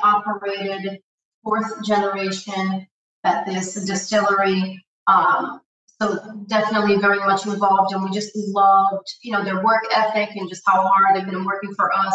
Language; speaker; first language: English; non-native, fluent; Portuguese